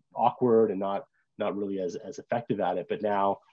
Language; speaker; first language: English; native; English